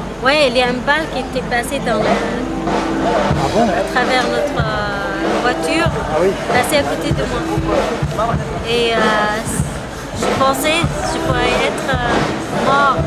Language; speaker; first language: French; non-native, fluent; Arabic